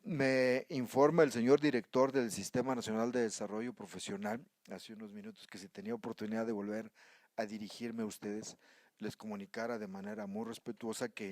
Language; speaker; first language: Spanish; native; Spanish